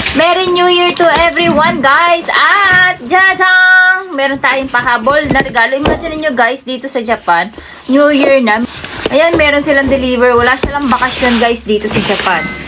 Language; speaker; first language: Filipino; native; Filipino